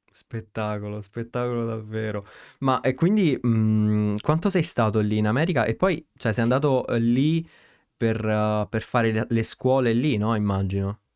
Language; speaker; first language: Italian; early bilingual, other home language; Romanian